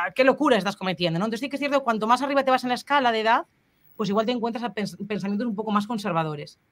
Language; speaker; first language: Spanish; native; Spanish